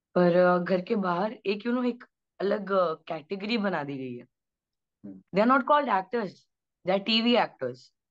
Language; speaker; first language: Hindi; native; Hindi